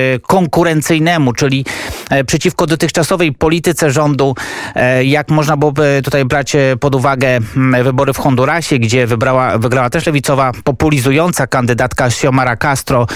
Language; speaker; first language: Polish; native; Polish